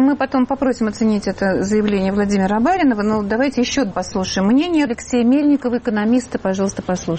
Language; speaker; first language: Russian; native; Russian